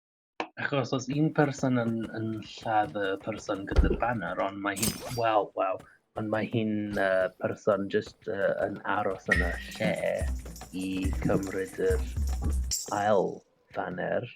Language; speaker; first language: Welsh; non-native, learner; English